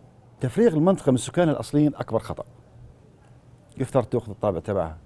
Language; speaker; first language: Arabic; native; Arabic